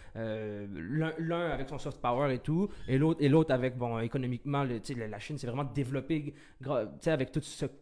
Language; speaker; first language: French; early bilingual, other home language; Arabic